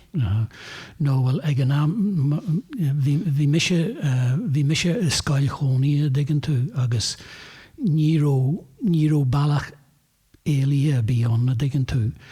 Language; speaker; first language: Irish; non-native, local second language; English